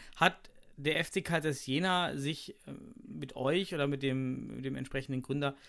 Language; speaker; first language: German; native; German